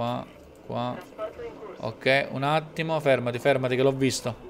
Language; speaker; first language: Italian; native; Italian